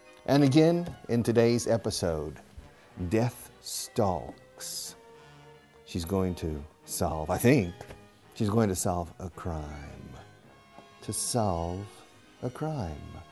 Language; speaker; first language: English; native; English